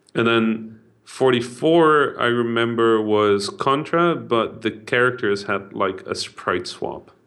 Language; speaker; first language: English; non-native, fluent; Dutch